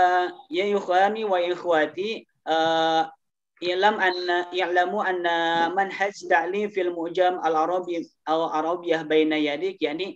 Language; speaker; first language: Arabic; non-native, learner; Indonesian